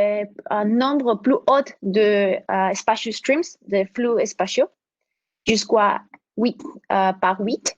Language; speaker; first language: French; non-native, fluent; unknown